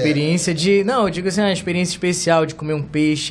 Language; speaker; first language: Portuguese; native; Portuguese